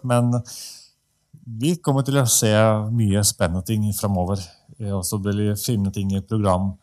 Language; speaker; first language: Norwegian; non-native, fluent; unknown